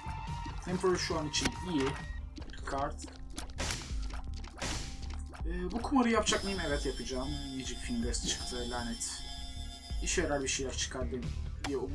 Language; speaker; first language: Turkish; native; Turkish